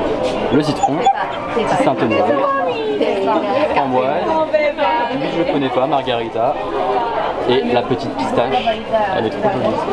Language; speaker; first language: French; native; French